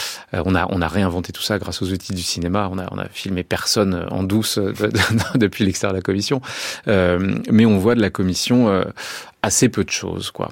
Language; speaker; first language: French; native; French